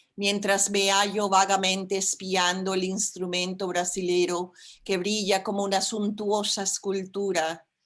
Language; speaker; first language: Spanish; early bilingual, heritage; Spanish